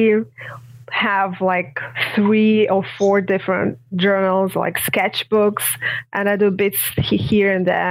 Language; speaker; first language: English; non-native, fluent; Russian